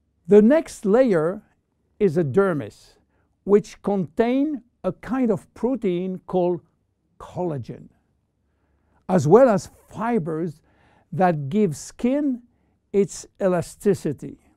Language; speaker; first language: English; non-native, fluent; French